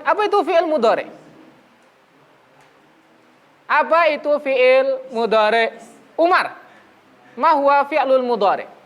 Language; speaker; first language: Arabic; non-native, fluent; Indonesian